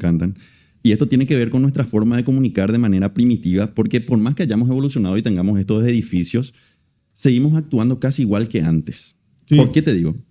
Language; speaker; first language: Spanish; native; Spanish